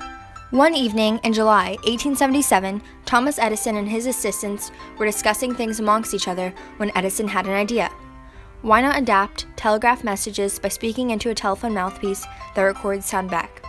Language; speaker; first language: English; native; English